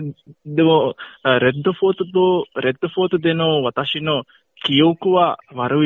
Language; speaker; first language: Japanese; non-native, learner; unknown